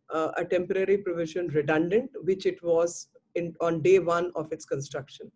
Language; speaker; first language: English; non-native, local second language; Hindi